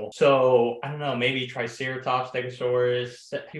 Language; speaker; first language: English; native; English